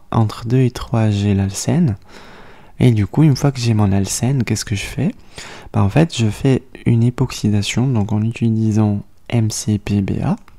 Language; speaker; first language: French; native; French